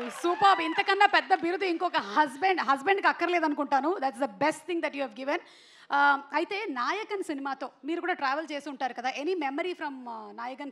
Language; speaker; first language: Telugu; native; Telugu